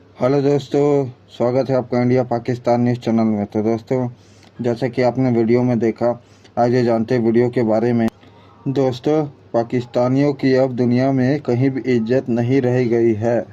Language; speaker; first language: Hindi; native; Hindi